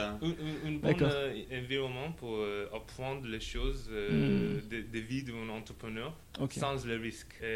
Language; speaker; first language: French; non-native, learner; English